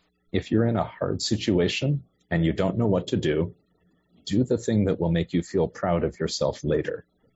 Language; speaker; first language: English; native; English